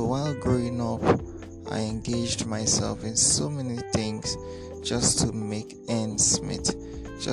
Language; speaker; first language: English; non-native, local second language; Ibibio